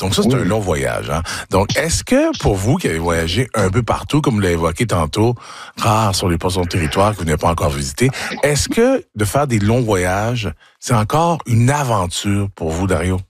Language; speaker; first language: French; native; French